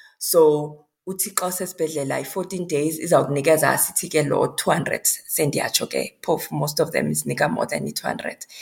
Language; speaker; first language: Xhosa; non-native, local second language; Zulu